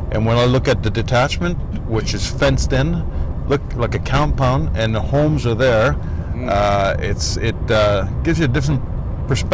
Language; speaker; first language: English; non-native, local second language; French